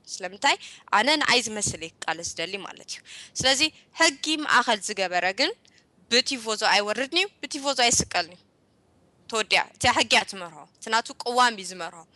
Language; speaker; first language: Tigrinya; early bilingual, heritage; Tigrinya